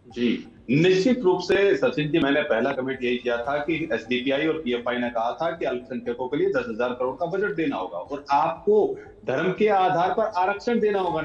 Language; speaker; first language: Hindi; native; Hindi